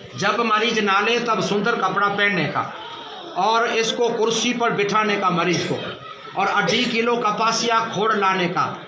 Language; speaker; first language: Hindi; non-native, local second language; Gujarati